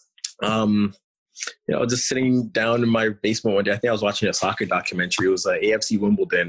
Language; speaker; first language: English; early bilingual, other home language; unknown